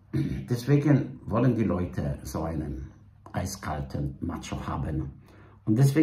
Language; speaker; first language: German; non-native, fluent; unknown